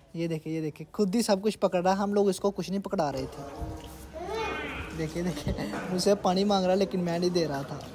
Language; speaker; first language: Urdu; non-native, local second language; Punjabi